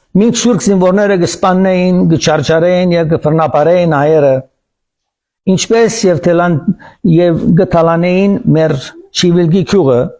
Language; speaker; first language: Armenian; early bilingual, heritage; Armenian